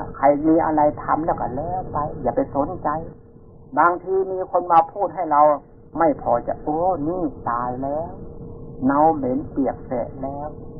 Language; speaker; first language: Thai; non-native, local second language; Northeastern Thai